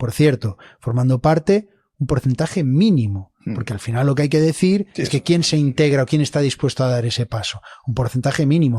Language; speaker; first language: Spanish; native; Spanish